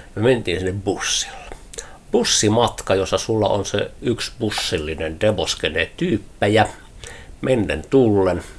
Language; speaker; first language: Finnish; native; Finnish